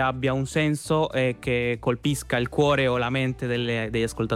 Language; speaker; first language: Italian; non-native, fluent; Spanish